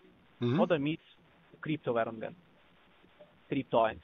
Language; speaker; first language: German; non-native, learner; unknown